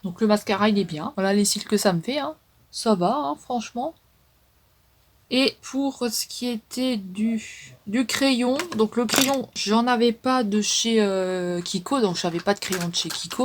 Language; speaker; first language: French; native; French